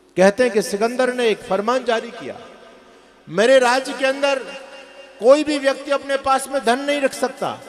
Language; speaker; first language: Hindi; native; Hindi